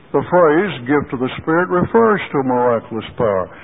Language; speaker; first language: English; native; English